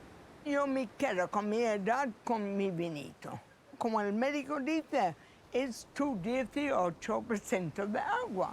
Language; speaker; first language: Spanish; non-native, fluent; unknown